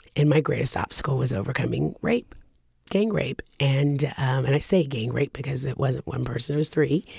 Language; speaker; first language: English; early bilingual, other home language; Japanese